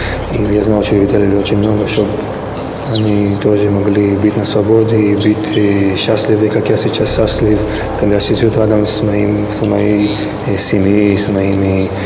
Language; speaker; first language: Russian; early bilingual, heritage; Russian